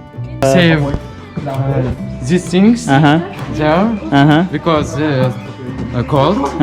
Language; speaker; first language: English; non-native, learner; Uzbek